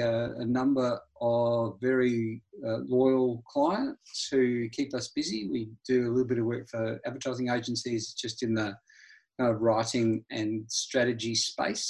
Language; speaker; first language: English; native; English